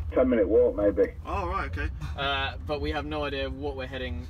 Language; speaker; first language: English; native; English